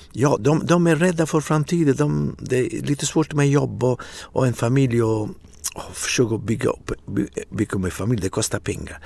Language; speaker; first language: Swedish; non-native, fluent; Italian